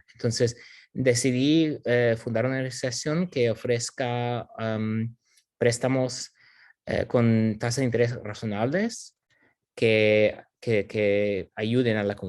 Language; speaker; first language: Spanish; non-native, fluent; English